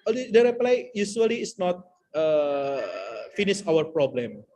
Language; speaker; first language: English; non-native, learner; Indonesian